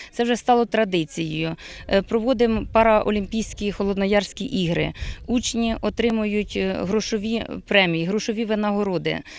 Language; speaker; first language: Ukrainian; native; Ukrainian